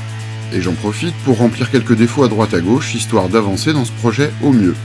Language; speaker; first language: French; native; French